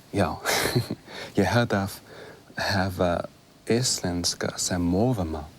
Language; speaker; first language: Icelandic; non-native, learner; English